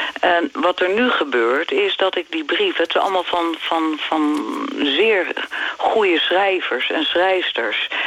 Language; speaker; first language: Dutch; native; Dutch